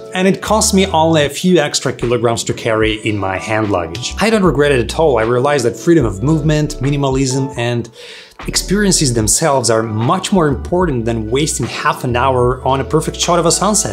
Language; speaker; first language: English; non-native, fluent; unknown